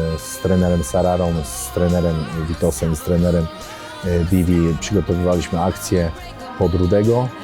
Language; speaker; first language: Polish; native; Polish